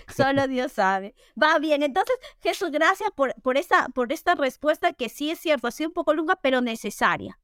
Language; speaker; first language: Spanish; native; Spanish